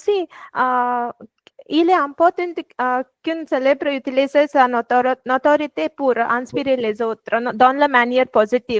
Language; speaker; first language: French; non-native, learner; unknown